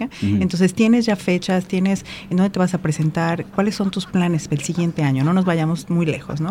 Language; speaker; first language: Spanish; native; Spanish